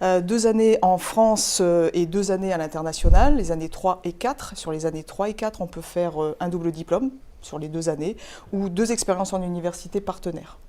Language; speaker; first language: French; native; French